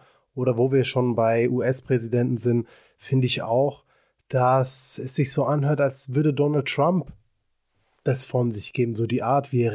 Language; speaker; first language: German; native; German